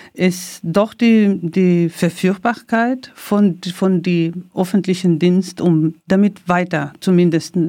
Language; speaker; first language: German; non-native, learner; Spanish